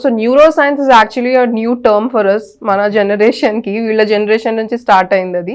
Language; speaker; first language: Telugu; native; Telugu